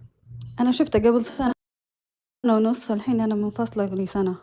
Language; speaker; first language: Arabic; native; Arabic